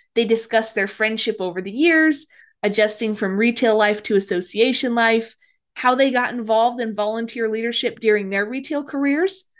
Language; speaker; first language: English; native; English